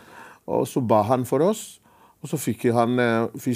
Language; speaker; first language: Norwegian; non-native, fluent; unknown